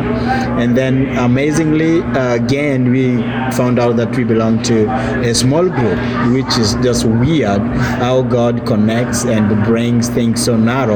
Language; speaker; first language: English; non-native, local second language; Luo (Kenya and Tanzania)